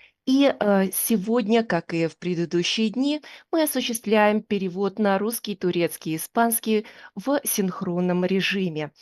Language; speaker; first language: Russian; native; Russian